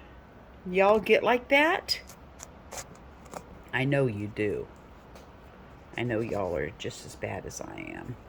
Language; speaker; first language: English; native; English